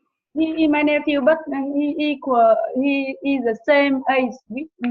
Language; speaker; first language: English; non-native, learner; Vietnamese